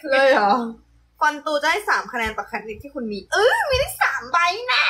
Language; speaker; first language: Thai; native; Thai